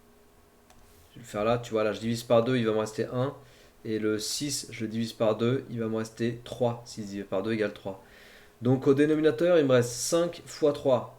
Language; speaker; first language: French; native; French